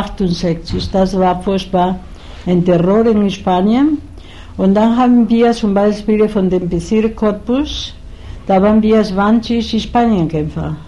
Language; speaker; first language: German; non-native, fluent; Spanish